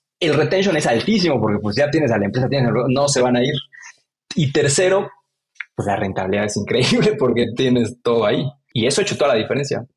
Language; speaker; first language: Spanish; native; Spanish